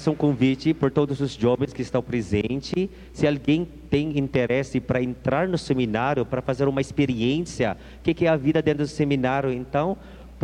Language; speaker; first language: Portuguese; non-native, fluent; Filipino